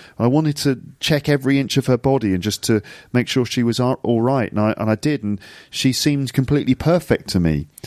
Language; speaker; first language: English; native; English